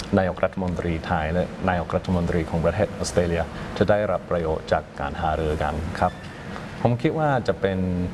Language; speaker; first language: Thai; non-native, fluent; English